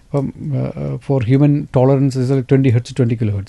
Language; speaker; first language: English; non-native, local second language; Malayalam